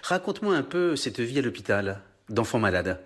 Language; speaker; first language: French; native; French